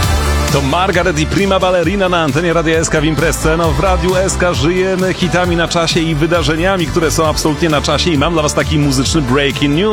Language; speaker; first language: Polish; native; Polish